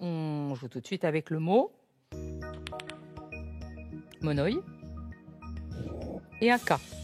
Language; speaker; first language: French; native; French